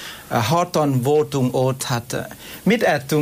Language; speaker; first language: Hungarian; non-native, learner; Vietnamese